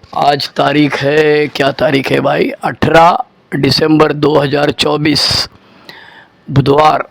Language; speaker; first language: Hindi; non-native, local second language; Marathi